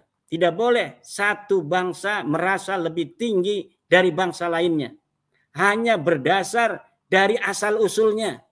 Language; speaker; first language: Indonesian; native; Indonesian